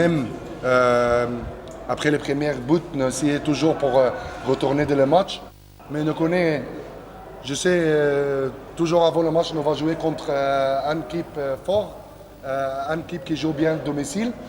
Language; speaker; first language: French; non-native, learner; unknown